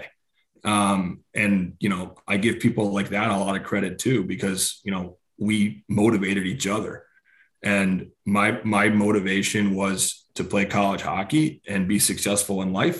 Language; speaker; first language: English; native; English